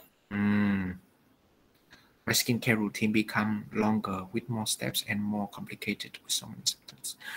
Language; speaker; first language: English; non-native, fluent; Vietnamese